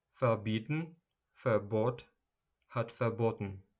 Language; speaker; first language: German; non-native, learner; Ukrainian